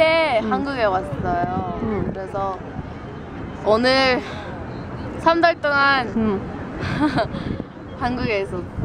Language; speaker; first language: Korean; non-native, learner; English